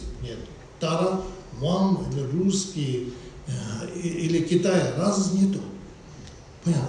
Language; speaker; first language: Russian; non-native, learner; Tibetan